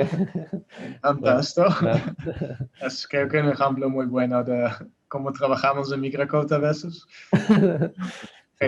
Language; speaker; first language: Spanish; non-native, learner; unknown